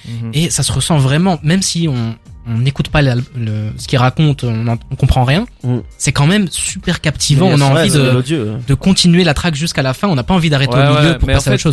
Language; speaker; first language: French; native; French